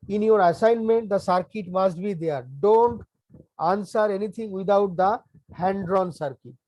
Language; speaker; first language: English; non-native, local second language; Bangla